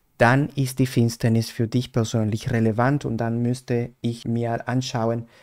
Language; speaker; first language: German; non-native, fluent; Spanish